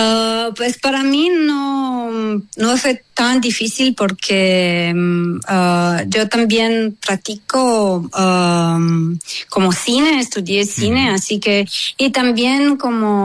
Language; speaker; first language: Spanish; non-native, fluent; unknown